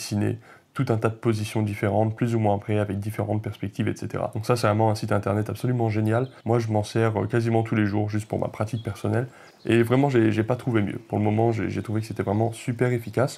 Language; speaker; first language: French; native; French